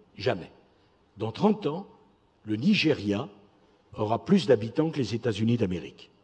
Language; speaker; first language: French; native; French